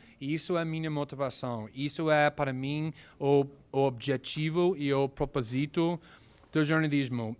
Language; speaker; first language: Portuguese; non-native, fluent; English